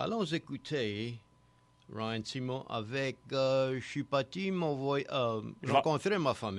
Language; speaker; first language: French; native; French